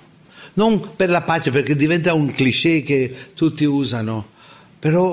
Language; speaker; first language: Italian; non-native, fluent; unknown